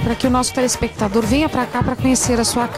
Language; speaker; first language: Portuguese; native; Portuguese